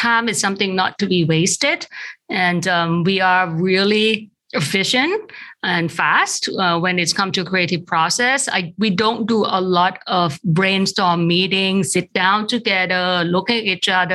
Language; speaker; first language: English; non-native, fluent; Thai